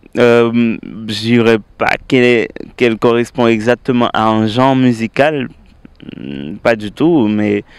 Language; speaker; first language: French; native; French